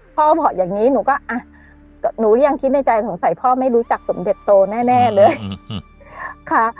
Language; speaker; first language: Thai; native; Thai